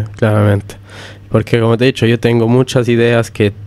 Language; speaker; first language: Spanish; early bilingual, heritage; Italian